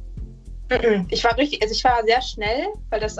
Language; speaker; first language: German; native; German